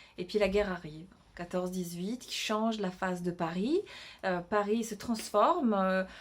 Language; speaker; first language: French; non-native, fluent; Italian